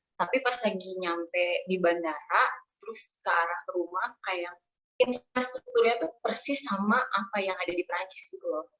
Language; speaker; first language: Indonesian; native; Indonesian